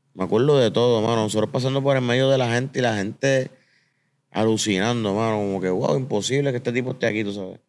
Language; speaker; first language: Spanish; native; Spanish